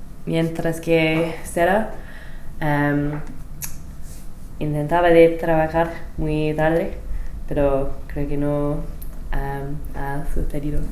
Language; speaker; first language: Spanish; non-native, learner; English